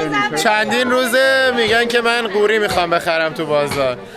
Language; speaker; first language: Persian; native; Persian